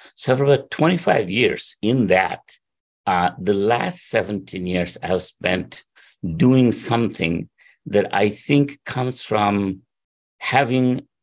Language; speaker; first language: English; non-native, local second language; Bangla